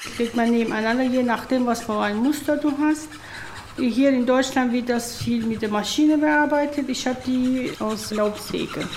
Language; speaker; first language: German; non-native, fluent; Persian